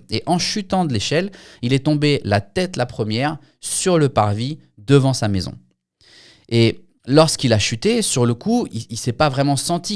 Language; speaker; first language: French; native; French